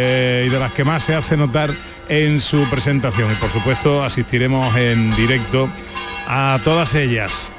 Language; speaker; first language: Spanish; native; Spanish